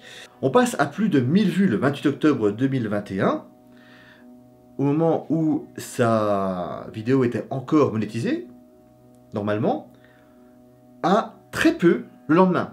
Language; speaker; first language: French; native; French